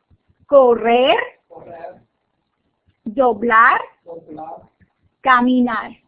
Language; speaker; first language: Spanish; non-native, fluent; English